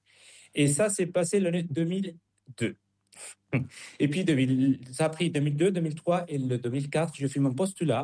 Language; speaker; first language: French; non-native, fluent; Spanish